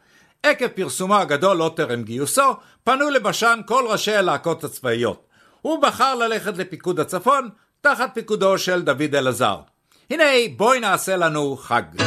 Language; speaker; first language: Hebrew; native; Hebrew